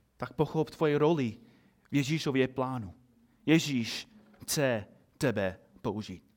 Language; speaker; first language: Czech; non-native, fluent; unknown